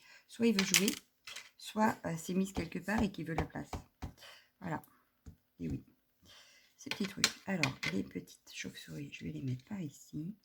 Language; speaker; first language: French; native; French